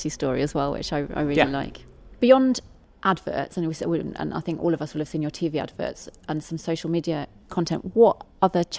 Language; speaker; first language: English; native; English